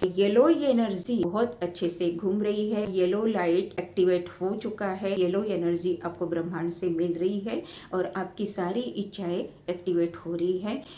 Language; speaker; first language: Hindi; native; Hindi